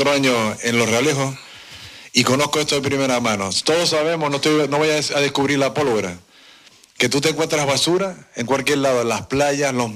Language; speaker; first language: Spanish; native; Spanish